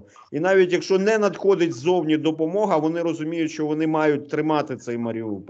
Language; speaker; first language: Ukrainian; native; Ukrainian